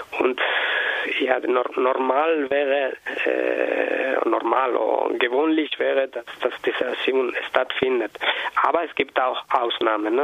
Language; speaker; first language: German; non-native, learner; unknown